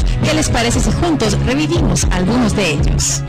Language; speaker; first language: Spanish; native; Spanish